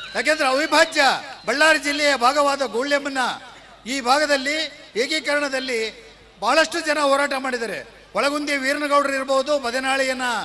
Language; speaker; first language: Kannada; native; Kannada